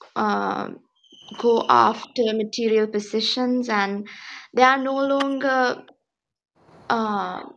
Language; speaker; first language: English; non-native, local second language; Sinhala